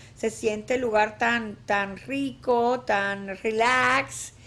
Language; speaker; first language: Spanish; native; Spanish